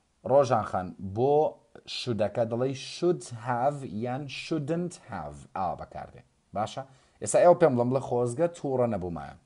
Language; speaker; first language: English; non-native, fluent; Central Kurdish